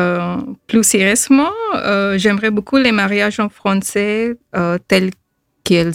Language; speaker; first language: French; non-native, learner; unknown